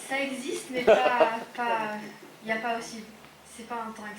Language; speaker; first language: French; non-native, local second language; English